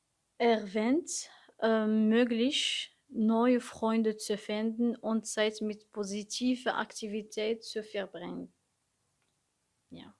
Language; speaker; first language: German; non-native, learner; Arabic